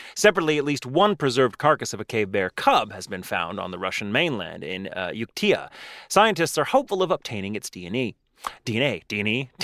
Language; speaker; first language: English; native; English